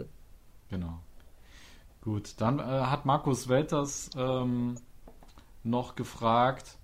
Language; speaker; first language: German; native; German